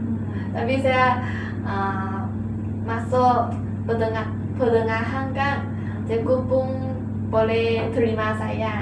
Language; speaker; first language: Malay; non-native, local second language; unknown